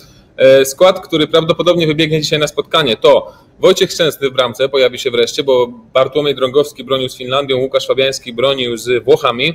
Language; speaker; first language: Polish; native; Polish